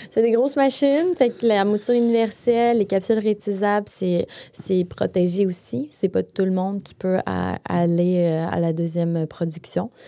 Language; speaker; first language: French; early bilingual, other home language; Bosnian